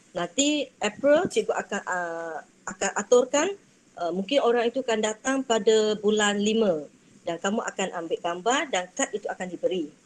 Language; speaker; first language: Malay; non-native, local second language; Chinese